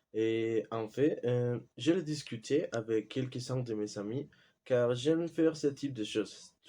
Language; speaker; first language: French; non-native, learner; Spanish